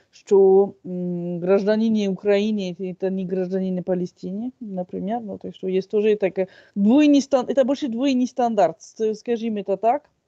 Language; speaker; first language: Russian; non-native, fluent; French